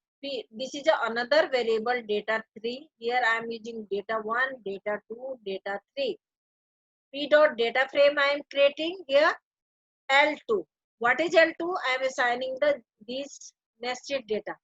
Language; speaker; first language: English; non-native, local second language; Hindi